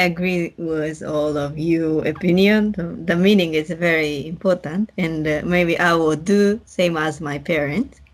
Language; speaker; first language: English; non-native, learner; Japanese